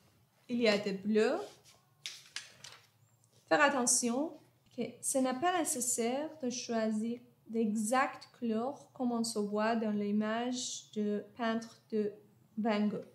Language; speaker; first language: French; non-native, fluent; Persian